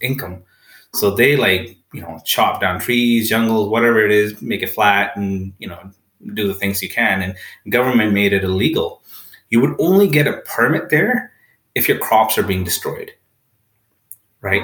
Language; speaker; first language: English; non-native, local second language; Punjabi